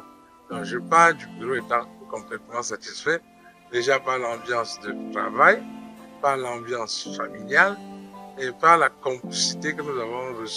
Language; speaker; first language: French; non-native, fluent; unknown